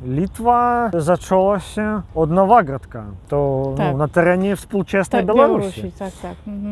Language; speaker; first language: Polish; non-native, local second language; Belarusian